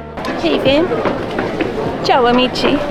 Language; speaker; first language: Italian; non-native, learner; English